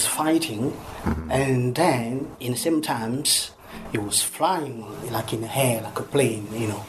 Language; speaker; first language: English; non-native, learner; French